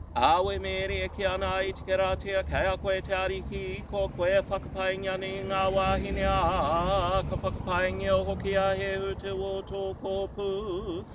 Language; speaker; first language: Māori; non-native, local second language; English